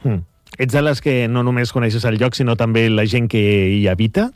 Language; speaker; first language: Catalan; native; Catalan